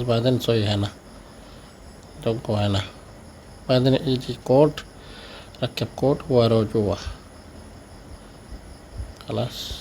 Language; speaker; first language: Arabic; non-native, learner; Bangla